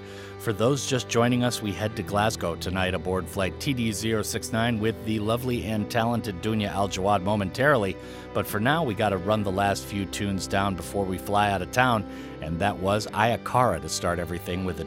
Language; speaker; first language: English; native; English